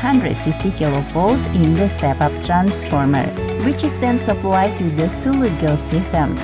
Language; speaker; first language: English; non-native, fluent; Indonesian